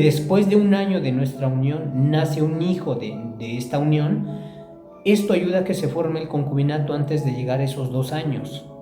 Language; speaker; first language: Spanish; native; Spanish